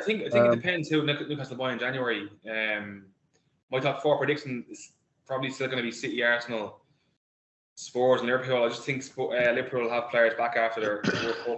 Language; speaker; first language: English; native; English